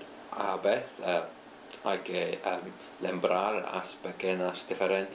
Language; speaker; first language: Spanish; non-native, fluent; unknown